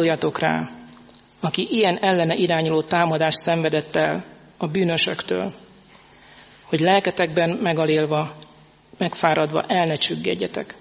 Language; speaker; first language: Hungarian; native; Hungarian